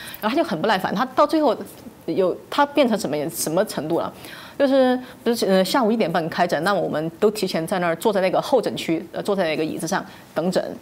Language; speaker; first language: Chinese; native; Chinese